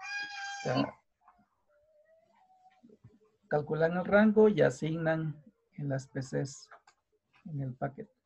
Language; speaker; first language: Spanish; native; Spanish